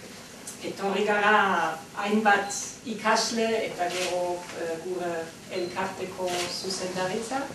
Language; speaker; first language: Basque; non-native, fluent; German